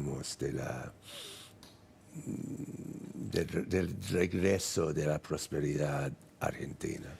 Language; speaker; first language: Spanish; non-native, fluent; English